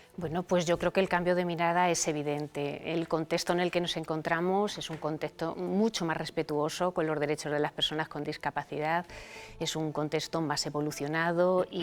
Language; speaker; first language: Spanish; native; Spanish